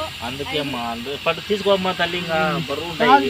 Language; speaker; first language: Telugu; native; Telugu